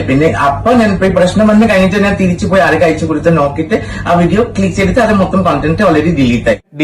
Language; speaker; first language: Malayalam; non-native, local second language; Assamese